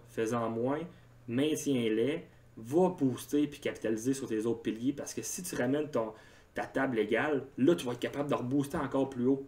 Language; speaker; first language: French; native; French